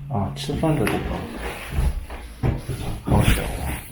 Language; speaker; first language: Chinese; non-native, fluent; Korean